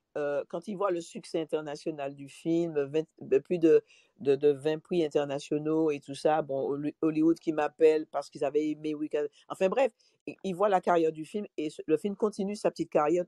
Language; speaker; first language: French; native; French